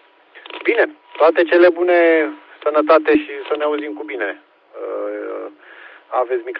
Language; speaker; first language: Romanian; native; Romanian